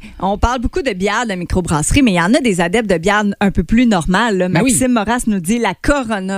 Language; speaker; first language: French; native; French